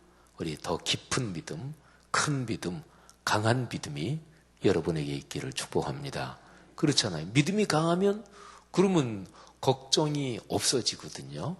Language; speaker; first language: Korean; native; Korean